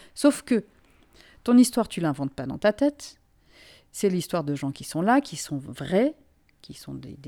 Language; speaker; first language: French; non-native, local second language; Finnish